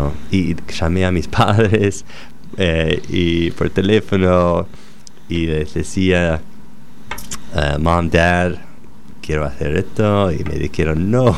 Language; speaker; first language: Spanish; non-native, fluent; English